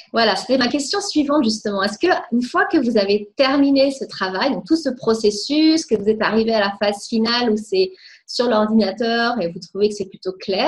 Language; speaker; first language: French; native; French